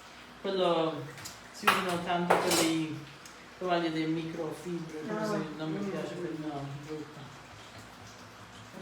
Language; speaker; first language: Italian; early bilingual, heritage; Italian